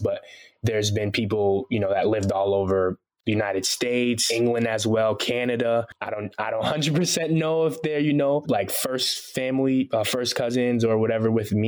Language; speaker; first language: English; early bilingual, other home language; Haitian Creole